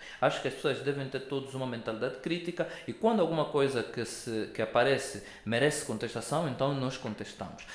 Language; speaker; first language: Portuguese; native; Portuguese